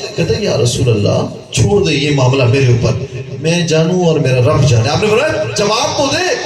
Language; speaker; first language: Urdu; non-native, local second language; Punjabi